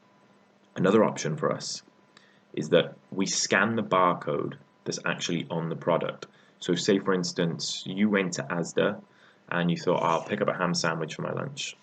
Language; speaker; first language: English; native; English